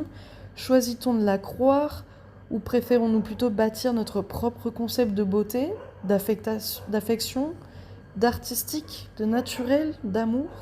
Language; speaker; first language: French; native; French